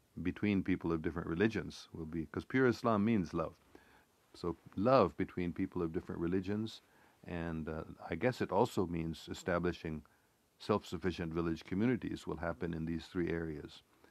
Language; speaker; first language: English; native; English